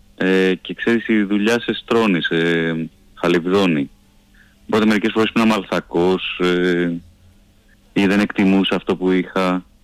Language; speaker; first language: Greek; native; Greek